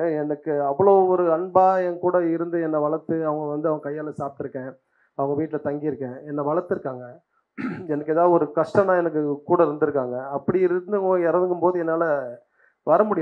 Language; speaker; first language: Tamil; native; Tamil